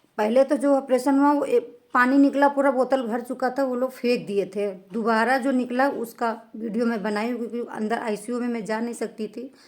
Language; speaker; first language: Hindi; native; Hindi